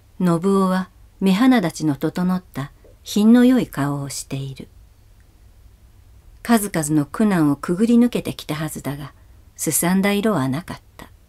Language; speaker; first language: Japanese; native; Japanese